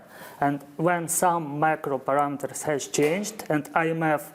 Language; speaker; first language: English; non-native, fluent; Ukrainian